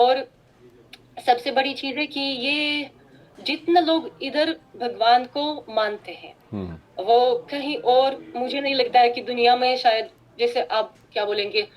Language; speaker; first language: Hindi; non-native, fluent; Russian